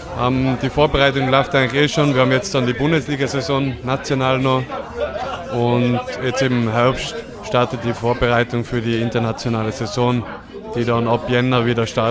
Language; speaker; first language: German; native; German